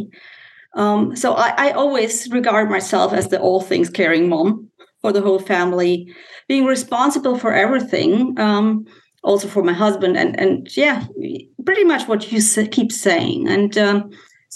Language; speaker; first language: English; non-native, fluent; German